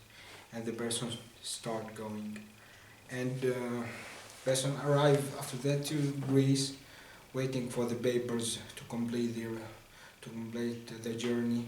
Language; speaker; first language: English; non-native, learner; Arabic